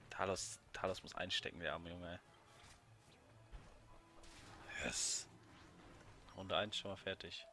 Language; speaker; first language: German; native; German